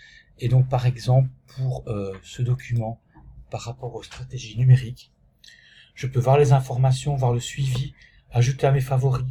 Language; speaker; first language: French; native; French